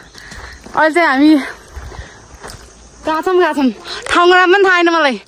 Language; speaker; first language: Nepali; native; Nepali